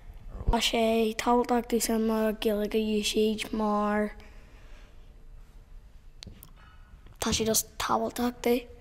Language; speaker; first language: Irish; non-native, learner; English